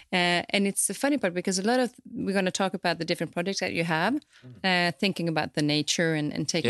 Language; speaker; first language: English; non-native, fluent; Swedish